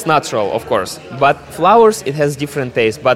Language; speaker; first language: English; non-native, fluent; Russian